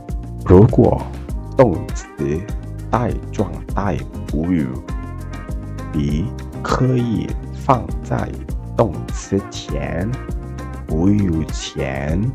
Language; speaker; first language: Chinese; non-native, fluent; Indonesian